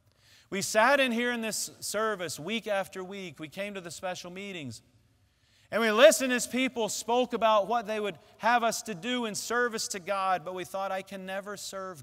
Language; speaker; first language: English; native; English